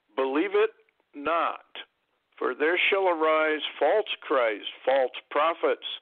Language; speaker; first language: English; native; English